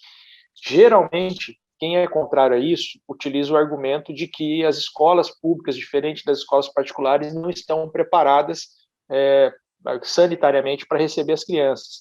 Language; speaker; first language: Portuguese; native; Portuguese